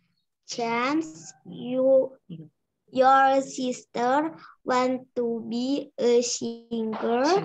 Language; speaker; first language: English; non-native, learner; Indonesian